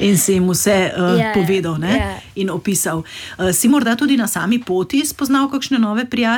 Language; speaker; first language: Slovenian; native; Slovenian